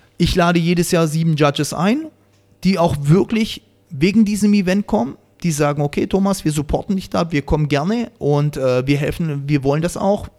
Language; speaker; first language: German; native; German